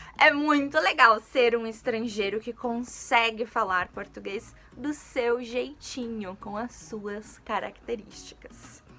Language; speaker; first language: Portuguese; native; Portuguese